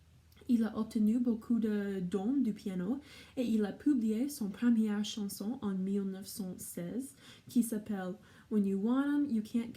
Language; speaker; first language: French; non-native, learner; English